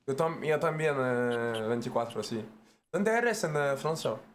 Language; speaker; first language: Spanish; non-native, learner; French